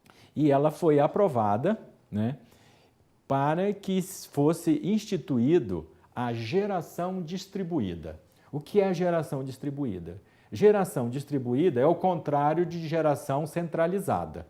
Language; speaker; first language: Portuguese; native; Portuguese